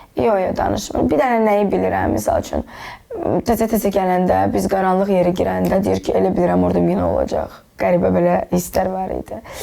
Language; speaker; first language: Azerbaijani; non-native, local second language; Russian